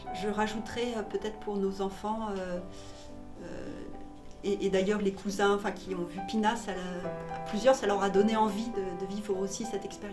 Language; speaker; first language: French; native; French